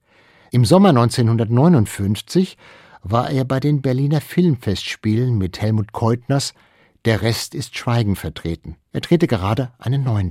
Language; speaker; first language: German; native; German